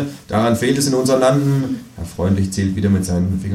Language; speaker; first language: German; native; German